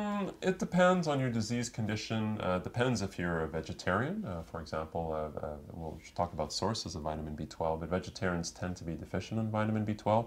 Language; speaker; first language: English; native; English